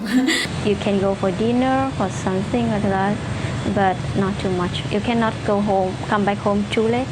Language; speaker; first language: English; non-native, fluent; Vietnamese